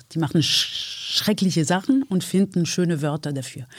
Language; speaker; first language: German; non-native, fluent; French